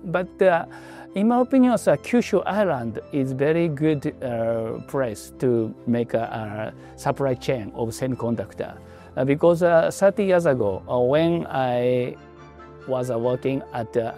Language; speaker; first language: English; non-native, learner; Japanese